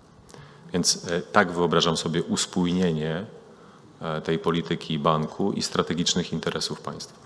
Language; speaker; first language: Polish; native; Polish